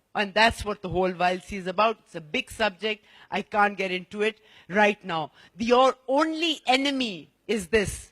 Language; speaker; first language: English; non-native, local second language; Urdu